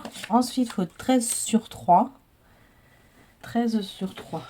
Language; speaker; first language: French; native; French